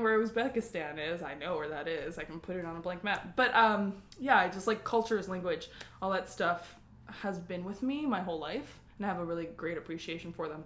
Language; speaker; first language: English; early bilingual, other home language; Spanish